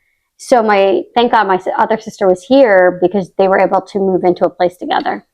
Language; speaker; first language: English; native; English